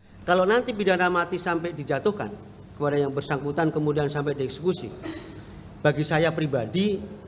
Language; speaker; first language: Indonesian; native; Indonesian